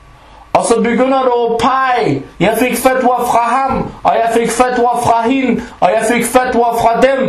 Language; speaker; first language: Danish; early bilingual, other home language; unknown